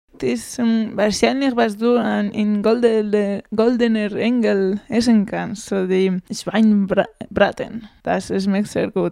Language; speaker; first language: German; non-native, learner; Spanish